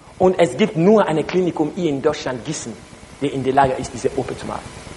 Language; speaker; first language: German; non-native, learner; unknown